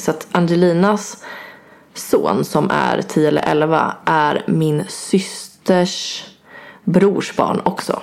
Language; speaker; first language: Swedish; native; Swedish